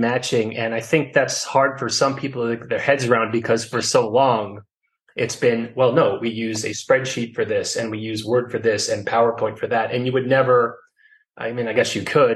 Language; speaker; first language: English; native; English